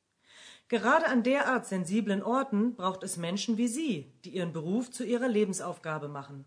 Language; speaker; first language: German; native; German